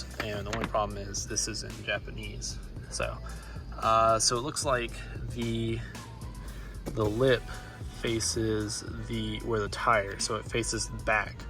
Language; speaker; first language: English; native; English